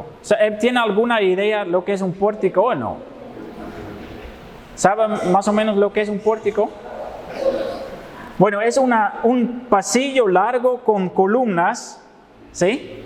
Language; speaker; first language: Spanish; non-native, fluent; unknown